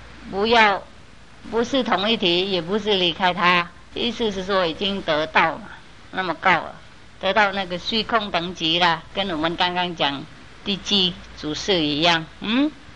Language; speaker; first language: Chinese; non-native, fluent; Vietnamese